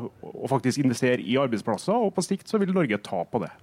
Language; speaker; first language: Norwegian; native; Norwegian